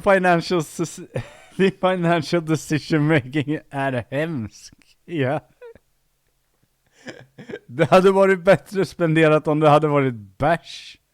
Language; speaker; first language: Swedish; native; Swedish